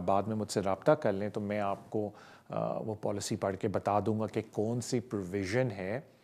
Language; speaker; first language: Urdu; native; Urdu